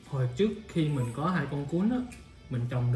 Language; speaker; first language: Vietnamese; native; Vietnamese